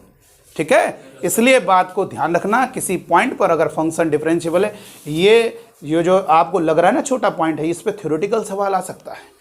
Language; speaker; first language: Hindi; native; Hindi